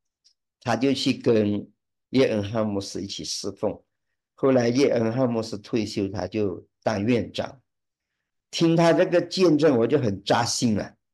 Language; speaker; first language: Chinese; early bilingual, heritage; Chinese